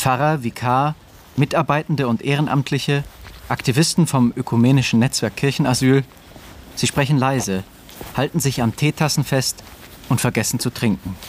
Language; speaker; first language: German; native; German